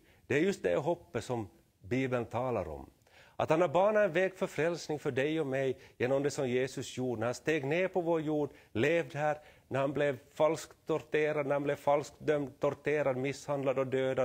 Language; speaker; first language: Swedish; native; Swedish